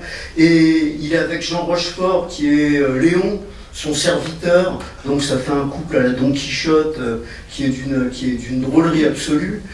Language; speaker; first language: French; native; French